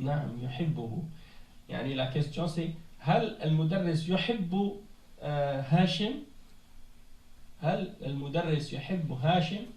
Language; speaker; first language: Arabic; non-native, fluent; French